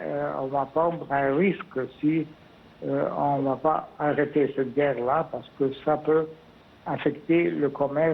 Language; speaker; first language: French; non-native, fluent; Arabic